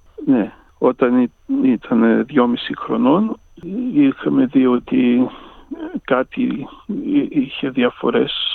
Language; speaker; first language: Greek; early bilingual, heritage; Greek